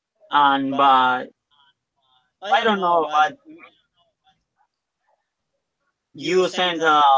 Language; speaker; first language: English; non-native, learner; Spanish